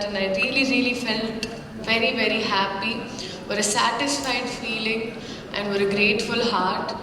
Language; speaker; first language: Tamil; non-native, fluent; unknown